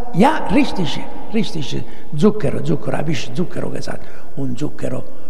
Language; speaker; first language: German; non-native, learner; Italian